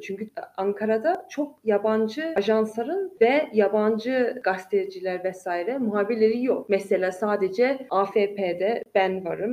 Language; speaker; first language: Turkish; early bilingual, heritage; Turkish